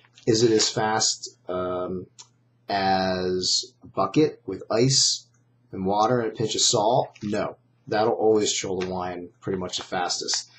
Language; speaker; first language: English; native; English